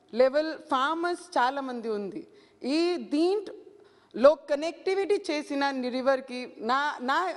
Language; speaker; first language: Telugu; non-native, learner; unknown